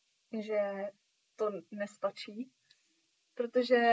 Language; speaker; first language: Czech; early bilingual, heritage; Czech